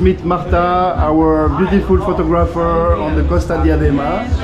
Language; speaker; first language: English; non-native, learner; French